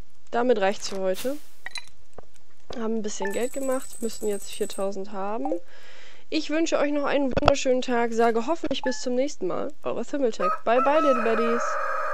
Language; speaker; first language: German; native; German